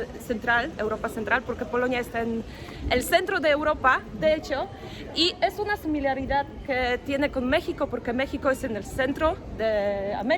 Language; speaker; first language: Spanish; non-native, fluent; Polish